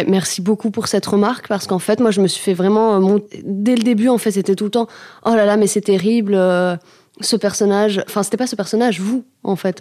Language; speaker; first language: French; native; French